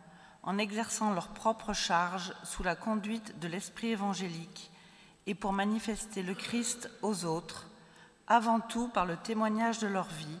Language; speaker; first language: French; native; French